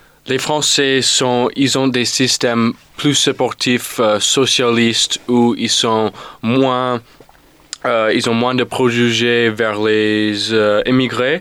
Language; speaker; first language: French; non-native, fluent; English